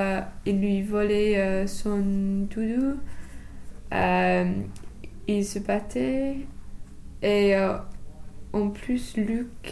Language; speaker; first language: French; non-native, learner; English